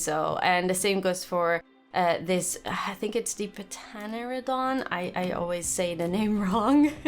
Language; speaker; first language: English; non-native, fluent; Dutch